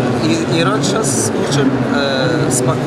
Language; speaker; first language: Russian; non-native, learner; Persian